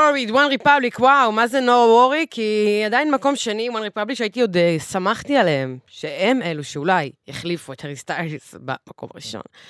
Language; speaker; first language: Hebrew; native; Hebrew